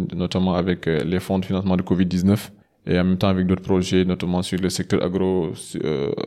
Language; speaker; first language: French; non-native, local second language; Fula